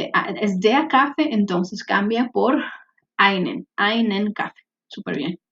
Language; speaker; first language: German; non-native, fluent; Spanish